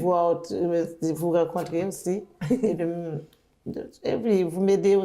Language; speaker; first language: French; non-native, learner; Haitian Creole